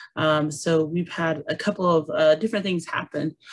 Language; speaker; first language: English; native; English